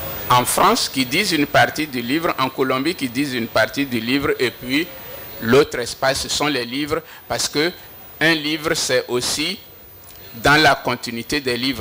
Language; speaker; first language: French; non-native, local second language; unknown